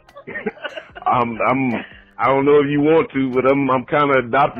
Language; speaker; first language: English; native; English